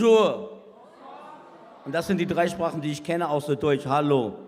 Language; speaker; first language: German; non-native, fluent; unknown